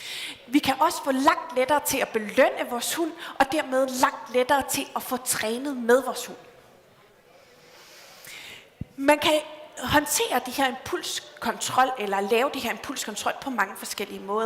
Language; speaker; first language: Danish; native; Danish